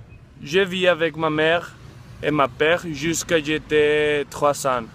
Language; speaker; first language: French; non-native, learner; Spanish